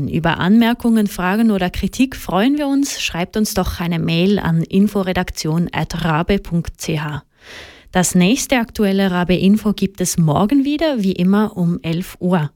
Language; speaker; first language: German; native; German